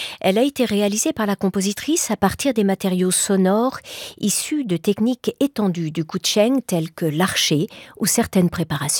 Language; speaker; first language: French; native; French